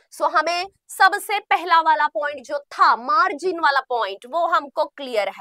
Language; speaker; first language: Hindi; non-native, local second language; Marathi